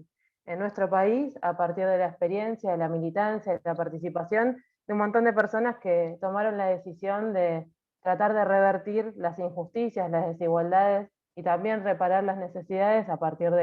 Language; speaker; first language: Spanish; native; Spanish